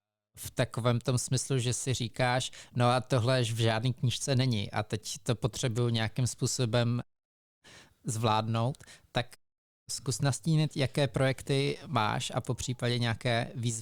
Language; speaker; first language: Czech; native; Czech